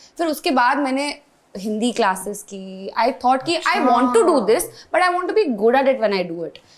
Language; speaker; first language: Hindi; non-native, local second language; English